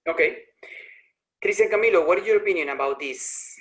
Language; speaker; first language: English; non-native, learner; Spanish